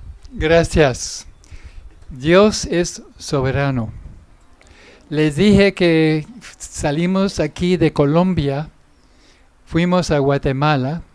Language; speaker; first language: Spanish; non-native, fluent; English